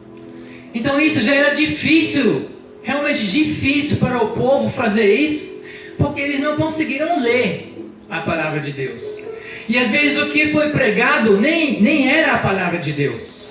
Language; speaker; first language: Portuguese; non-native, fluent; German